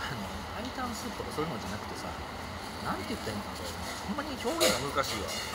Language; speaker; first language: Japanese; native; Japanese